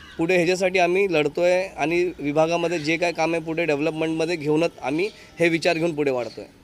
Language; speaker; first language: Marathi; non-native, local second language; Hindi